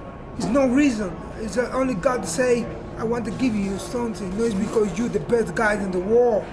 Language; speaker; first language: English; non-native, learner; Spanish